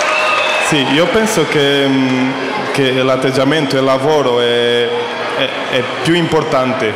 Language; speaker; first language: Italian; non-native, learner; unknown